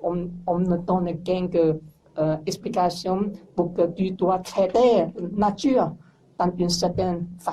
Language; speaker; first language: French; non-native, learner; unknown